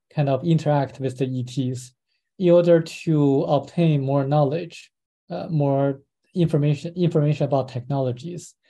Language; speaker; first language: English; non-native, fluent; Chinese